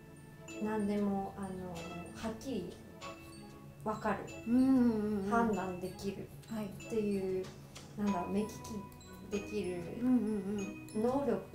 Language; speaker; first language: Japanese; non-native, fluent; Chinese